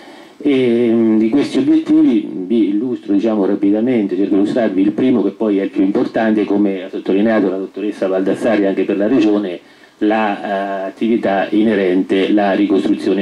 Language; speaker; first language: Italian; native; Italian